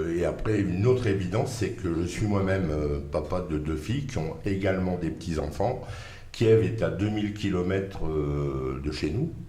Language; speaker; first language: French; native; French